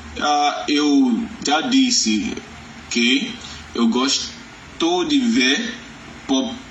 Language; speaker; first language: Portuguese; non-native, learner; Yoruba